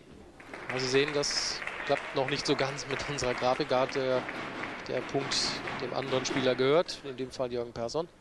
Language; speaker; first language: German; native; German